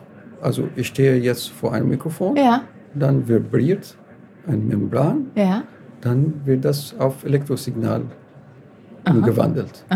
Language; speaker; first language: German; non-native, learner; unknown